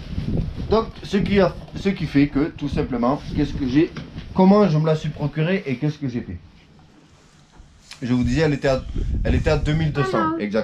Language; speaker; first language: French; native; French